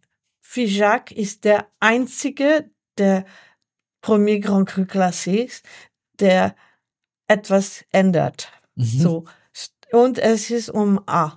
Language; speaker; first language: German; non-native, learner; French